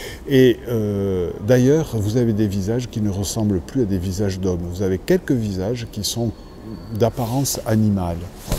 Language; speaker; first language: French; native; French